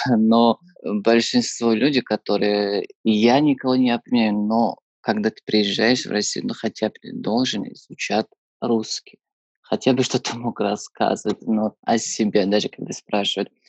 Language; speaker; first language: Russian; non-native, fluent; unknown